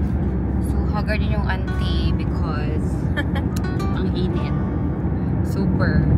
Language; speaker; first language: Filipino; native; Filipino